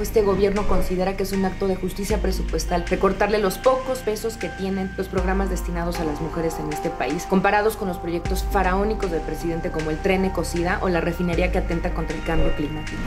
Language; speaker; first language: Spanish; native; Spanish